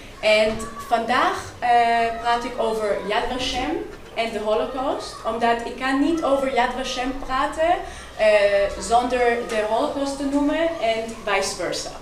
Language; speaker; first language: Dutch; non-native, fluent; Hebrew